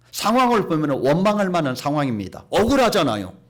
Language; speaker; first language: Korean; native; Korean